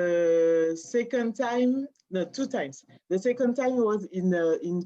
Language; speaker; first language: English; non-native, learner; French